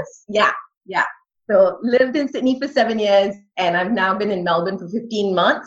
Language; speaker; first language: English; non-native, local second language; Tamil